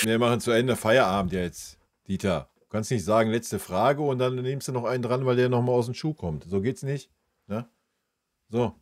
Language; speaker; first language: German; native; German